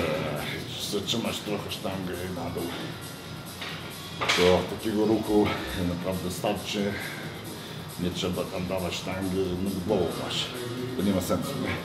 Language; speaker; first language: Polish; non-native, fluent; Lithuanian